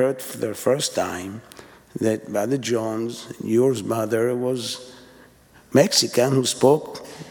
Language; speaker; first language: English; non-native, fluent; Hebrew